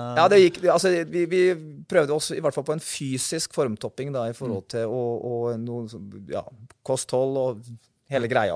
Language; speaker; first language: Norwegian; native; Norwegian